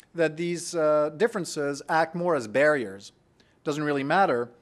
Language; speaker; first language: English; non-native, fluent; French